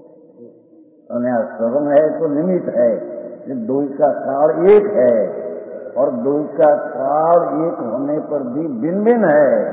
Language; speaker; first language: Hindi; non-native, local second language; Gujarati